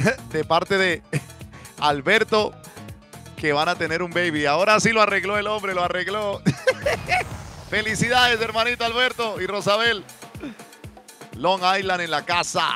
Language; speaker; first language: Spanish; native; Spanish